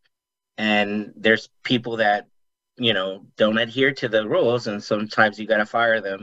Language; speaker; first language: English; native; English